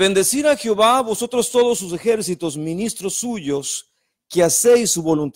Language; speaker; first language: Spanish; native; Spanish